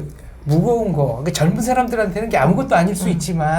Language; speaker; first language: Korean; native; Korean